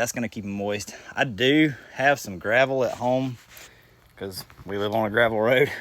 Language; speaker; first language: English; native; English